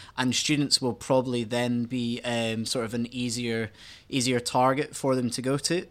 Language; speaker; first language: English; native; English